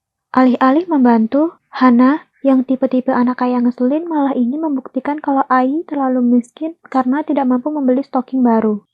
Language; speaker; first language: Indonesian; native; Indonesian